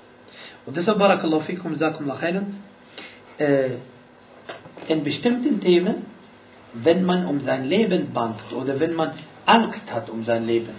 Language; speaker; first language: German; non-native, fluent; Arabic